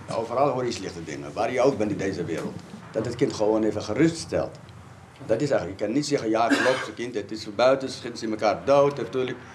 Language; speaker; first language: Dutch; non-native, fluent; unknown